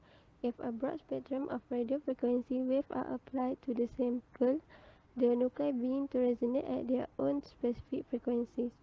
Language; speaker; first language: English; non-native, fluent; Malay